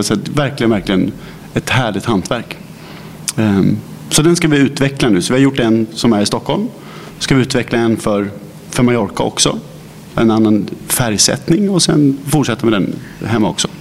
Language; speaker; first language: Swedish; native; Swedish